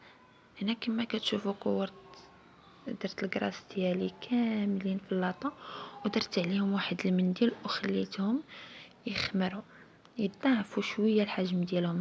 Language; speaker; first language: Arabic; native; Arabic